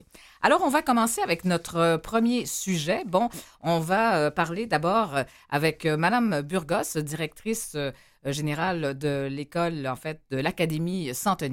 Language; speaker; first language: French; native; French